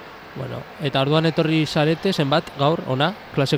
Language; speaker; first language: Basque; native; Basque